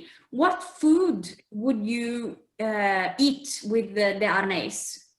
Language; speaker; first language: English; non-native, fluent; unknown